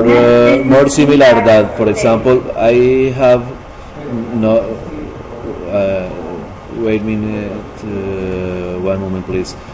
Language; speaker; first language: English; non-native, learner; Spanish